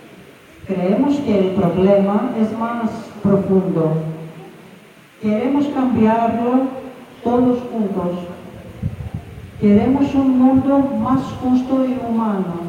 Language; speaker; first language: Spanish; non-native, fluent; Greek